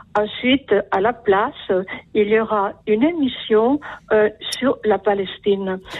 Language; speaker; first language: French; non-native, fluent; Spanish